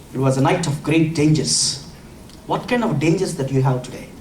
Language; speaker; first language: English; non-native, local second language; Telugu